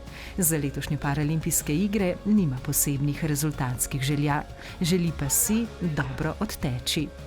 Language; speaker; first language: Slovenian; native; Slovenian